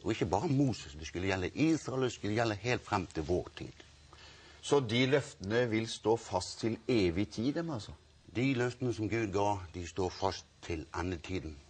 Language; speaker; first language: Norwegian; native; Norwegian